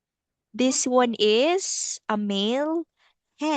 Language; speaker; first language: English; non-native, local second language; Filipino